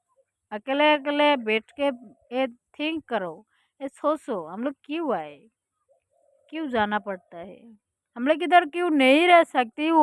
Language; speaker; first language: Hindi; non-native, fluent; Bangla